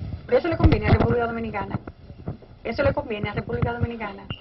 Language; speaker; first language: Spanish; native; Spanish